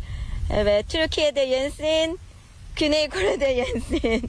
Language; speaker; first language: Turkish; non-native, learner; Korean